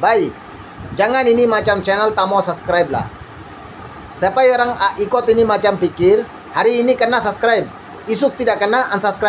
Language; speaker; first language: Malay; non-native, learner; Bangla